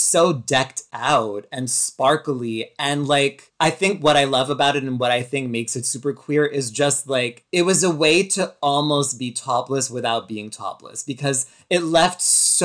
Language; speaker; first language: English; native; English